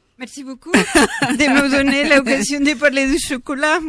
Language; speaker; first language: French; non-native, fluent; Spanish